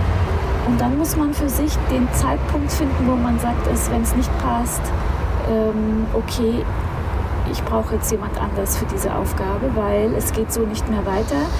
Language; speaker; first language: German; native; German